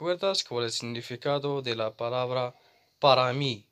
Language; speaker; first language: Spanish; non-native, fluent; Arabic